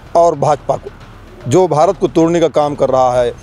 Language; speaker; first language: Hindi; native; Hindi